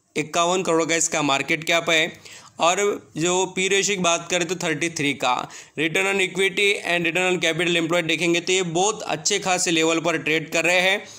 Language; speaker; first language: Hindi; native; Hindi